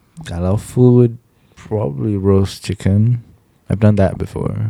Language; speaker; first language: English; non-native, local second language; Malay